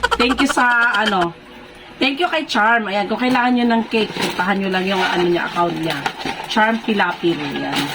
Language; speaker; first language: Filipino; non-native, local second language; Cebuano